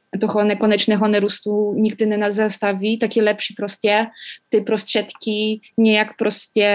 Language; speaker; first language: Czech; non-native, learner; Polish